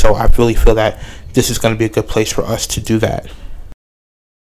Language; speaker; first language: English; native; English